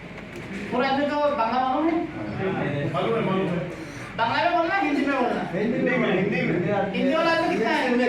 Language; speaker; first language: Hindi; non-native, fluent; Bangla